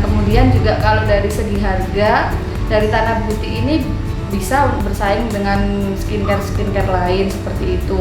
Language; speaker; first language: Indonesian; native; Indonesian